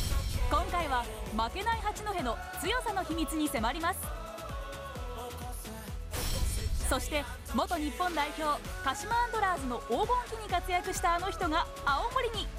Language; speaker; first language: Japanese; native; Japanese